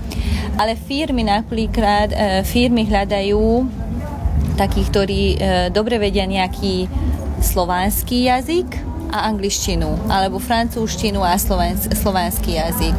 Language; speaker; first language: Slovak; non-native, local second language; Hungarian